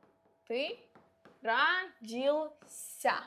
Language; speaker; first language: Russian; non-native, local second language; Uzbek